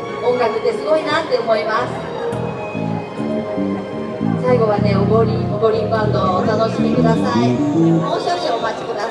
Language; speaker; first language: Japanese; native; Japanese